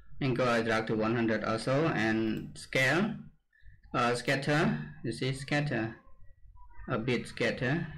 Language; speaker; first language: English; non-native, learner; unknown